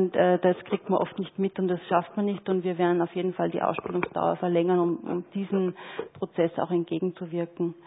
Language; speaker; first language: German; native; German